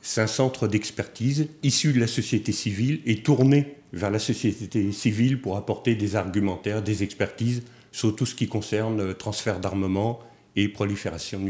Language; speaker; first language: French; native; French